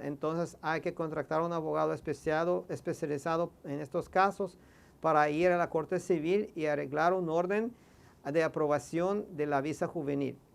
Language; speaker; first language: Spanish; non-native, fluent; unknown